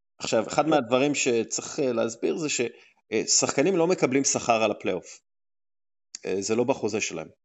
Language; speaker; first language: Hebrew; native; Hebrew